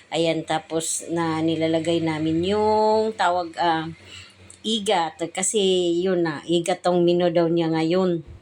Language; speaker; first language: Filipino; non-native, local second language; Cebuano